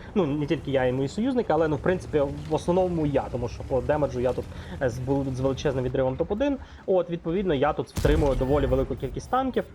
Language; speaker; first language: Ukrainian; non-native, local second language; Russian